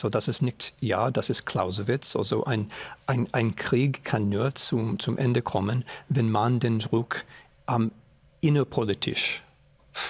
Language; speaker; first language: German; non-native, fluent; English